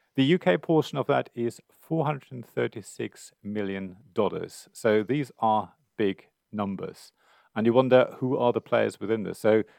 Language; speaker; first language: English; non-native, fluent; German